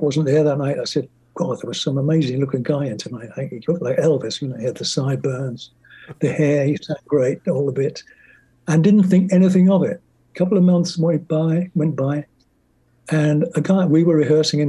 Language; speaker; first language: English; native; English